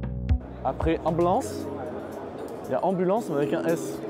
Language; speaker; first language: French; native; French